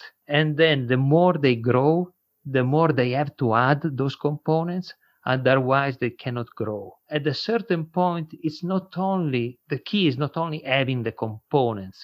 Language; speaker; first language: English; non-native, fluent; Italian